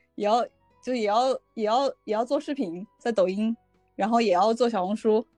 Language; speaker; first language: Chinese; native; Chinese